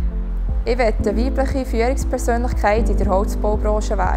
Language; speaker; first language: German; native; German